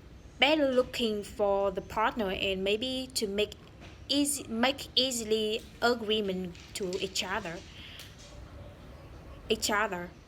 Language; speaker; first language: English; non-native, learner; Vietnamese